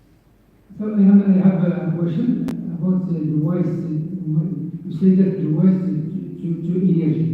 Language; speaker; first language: English; non-native, fluent; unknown